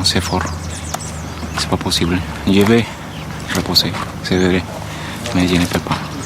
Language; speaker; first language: French; non-native, learner; Spanish